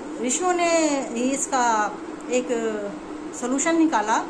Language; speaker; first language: Hindi; native; Hindi